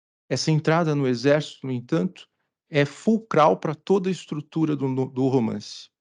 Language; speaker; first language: Portuguese; native; Portuguese